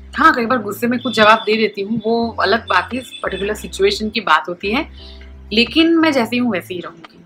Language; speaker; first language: Hindi; non-native, local second language; Gujarati